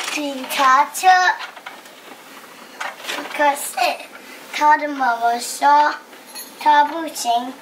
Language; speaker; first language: Chinese; early bilingual, heritage; Chinese